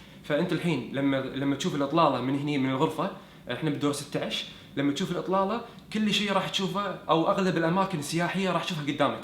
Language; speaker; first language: Arabic; native; Arabic